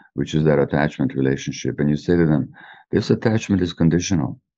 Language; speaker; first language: English; native; English